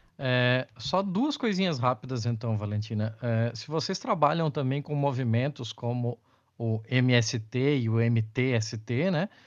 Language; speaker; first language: Portuguese; native; Portuguese